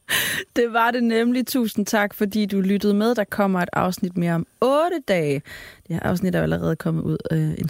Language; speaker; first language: Danish; native; Danish